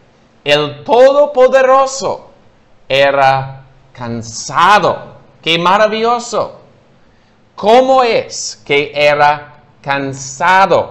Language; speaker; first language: Spanish; non-native, fluent; English